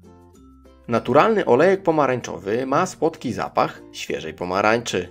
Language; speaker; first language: Polish; native; Polish